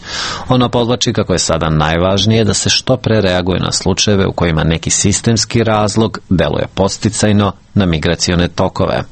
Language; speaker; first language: Serbian; native; Serbian